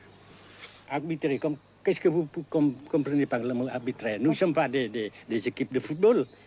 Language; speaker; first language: French; non-native, local second language; Vietnamese